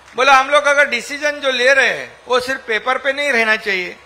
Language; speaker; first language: Hindi; non-native, local second language; Marathi